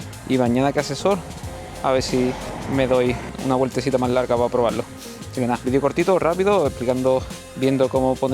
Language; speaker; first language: Spanish; native; Spanish